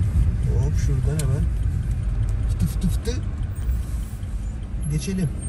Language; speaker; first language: Turkish; native; Turkish